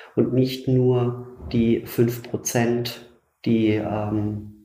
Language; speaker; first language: German; native; German